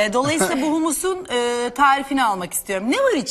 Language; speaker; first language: Turkish; native; Turkish